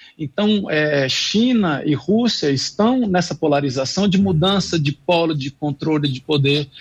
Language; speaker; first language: Portuguese; non-native, fluent; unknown